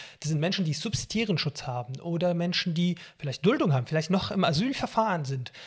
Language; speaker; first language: German; non-native, fluent; Arabic